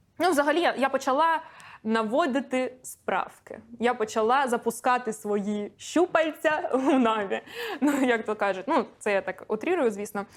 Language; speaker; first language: Ukrainian; non-native, local second language; Russian